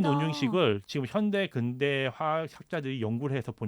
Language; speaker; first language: Korean; native; Korean